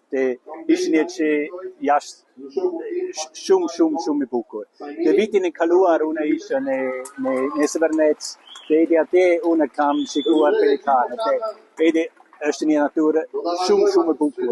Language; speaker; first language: Albanian; non-native, learner; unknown